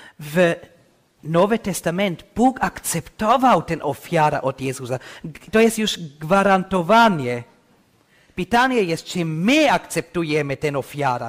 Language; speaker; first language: Polish; non-native, learner; English